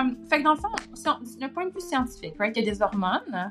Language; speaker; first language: French; native; French